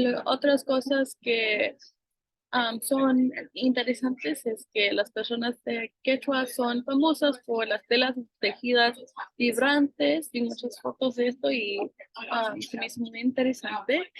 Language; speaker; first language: Spanish; non-native, fluent; English